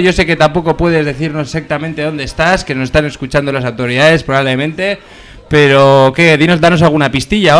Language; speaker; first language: Spanish; native; Spanish